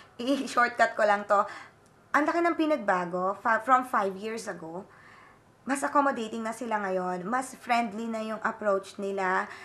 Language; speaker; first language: Filipino; native; Filipino